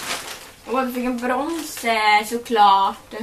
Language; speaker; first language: Swedish; native; Swedish